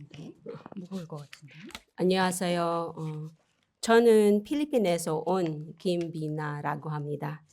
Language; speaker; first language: Korean; non-native, learner; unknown